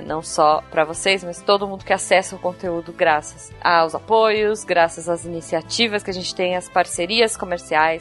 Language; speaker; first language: Portuguese; native; Portuguese